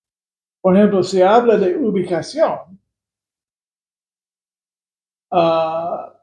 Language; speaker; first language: Spanish; non-native, fluent; English